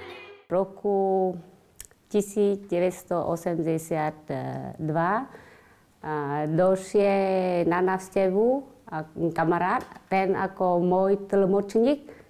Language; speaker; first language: Slovak; non-native, learner; Vietnamese